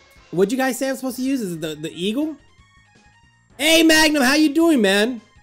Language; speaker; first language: English; native; English